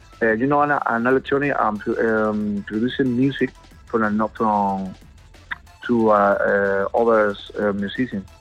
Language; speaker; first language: English; non-native, learner; Spanish